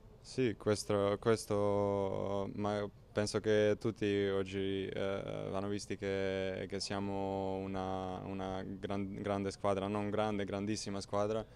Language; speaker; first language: Italian; non-native, learner; Croatian